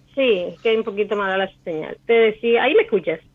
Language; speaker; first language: Spanish; native; Spanish